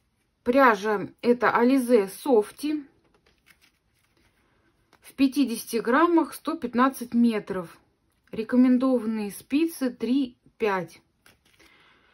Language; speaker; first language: Russian; native; Russian